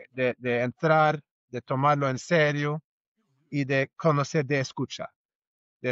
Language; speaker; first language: Spanish; non-native, fluent; Norwegian